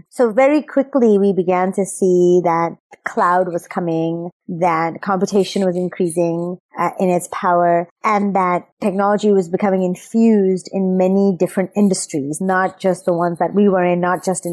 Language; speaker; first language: English; non-native, local second language; Urdu